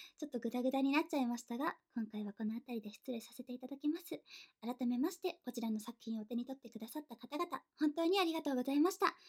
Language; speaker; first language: Japanese; native; Japanese